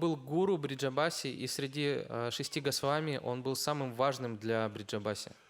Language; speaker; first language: Russian; native; Russian